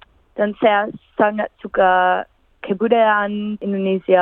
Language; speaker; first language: Indonesian; non-native, fluent; English